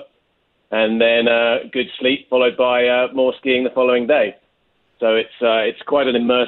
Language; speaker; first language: English; native; English